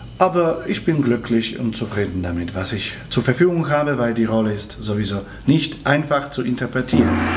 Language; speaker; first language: German; non-native, fluent; Polish